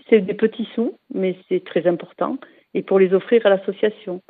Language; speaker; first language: French; native; French